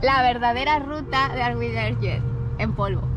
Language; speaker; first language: Spanish; native; Spanish